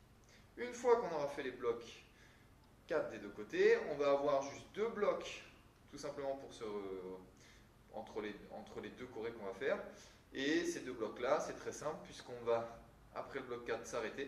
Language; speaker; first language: French; native; French